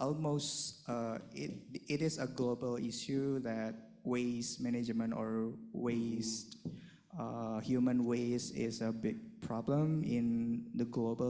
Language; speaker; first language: English; non-native, fluent; Indonesian